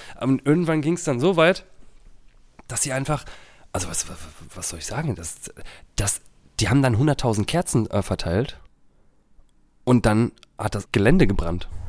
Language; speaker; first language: German; native; German